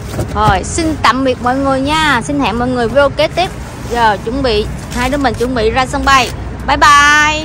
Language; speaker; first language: Vietnamese; native; Vietnamese